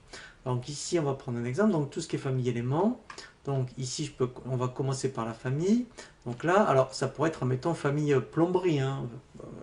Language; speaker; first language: French; native; French